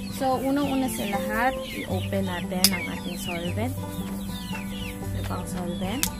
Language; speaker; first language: Filipino; non-native, local second language; Bikol